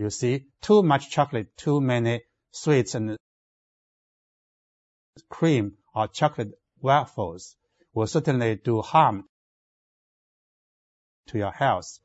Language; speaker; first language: English; non-native, fluent; Chinese